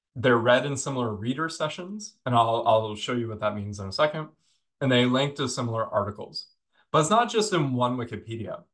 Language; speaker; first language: English; native; English